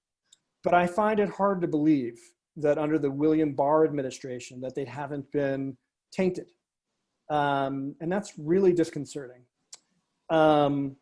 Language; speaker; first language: English; native; English